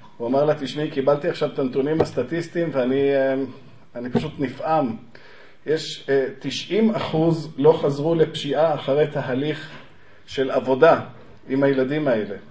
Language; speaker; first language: Hebrew; native; Hebrew